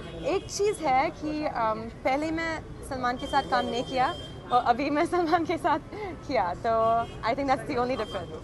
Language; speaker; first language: Hindi; non-native, learner; Sinhala